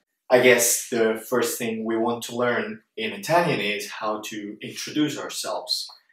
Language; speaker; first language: English; non-native, fluent; Italian